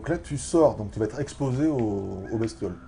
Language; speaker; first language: French; native; French